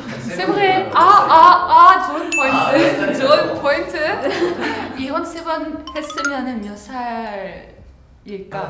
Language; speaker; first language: Korean; non-native, fluent; French